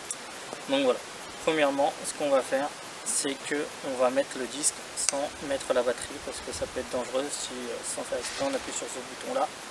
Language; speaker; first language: French; native; French